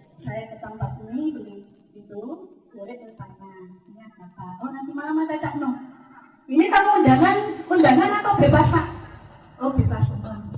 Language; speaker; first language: Indonesian; non-native, local second language; Buginese